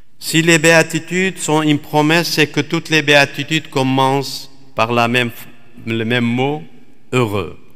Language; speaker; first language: French; non-native, fluent; Assyrian Neo-Aramaic